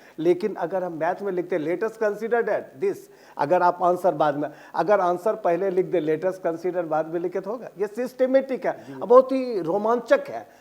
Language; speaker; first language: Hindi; native; Hindi